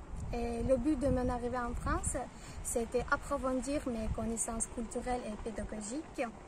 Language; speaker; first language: French; non-native, fluent; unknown